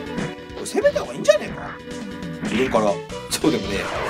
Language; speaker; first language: Japanese; native; Japanese